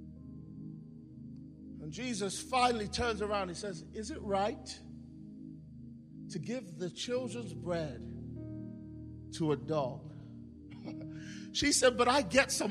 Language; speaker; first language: English; native; English